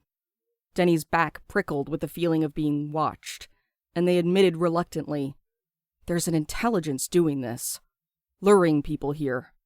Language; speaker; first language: English; native; English